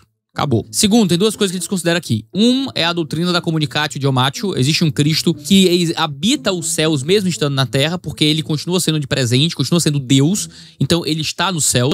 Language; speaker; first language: Portuguese; native; Portuguese